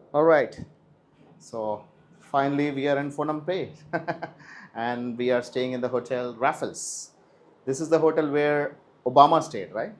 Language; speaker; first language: English; non-native, local second language; Telugu